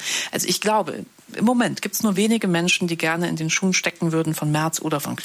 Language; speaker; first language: German; native; German